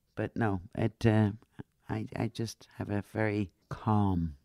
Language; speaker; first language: English; non-native, fluent; Dutch